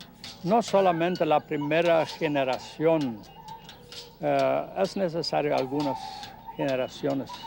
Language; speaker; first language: Spanish; non-native, learner; Plautdietsch